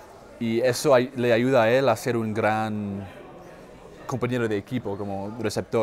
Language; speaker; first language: Spanish; non-native, fluent; English